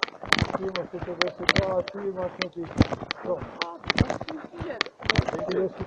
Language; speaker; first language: Polish; non-native, learner; Slovenian